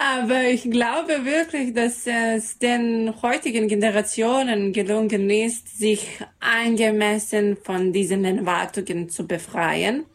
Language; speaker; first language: German; non-native, learner; Serbian